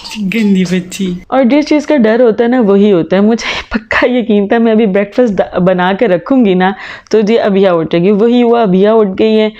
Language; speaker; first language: Urdu; native; Urdu